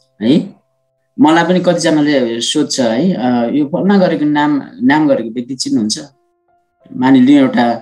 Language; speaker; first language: Nepali; non-native, local second language; Sherpa